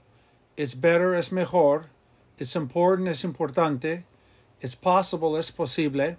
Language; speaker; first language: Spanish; non-native, fluent; English